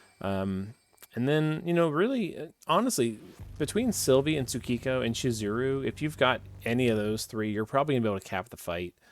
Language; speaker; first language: English; native; English